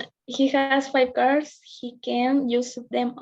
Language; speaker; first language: English; non-native, learner; Spanish